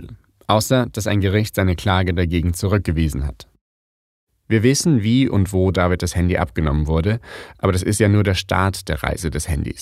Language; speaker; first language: German; native; German